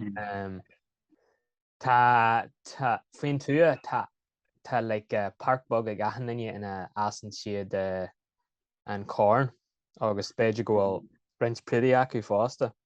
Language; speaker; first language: Irish; native; Irish